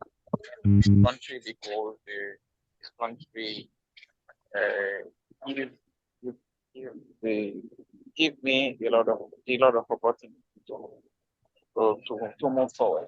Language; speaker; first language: English; non-native, learner; Haitian Creole